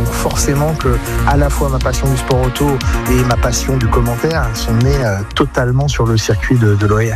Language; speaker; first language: French; native; French